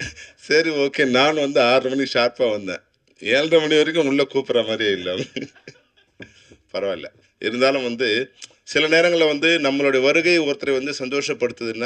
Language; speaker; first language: Tamil; native; Tamil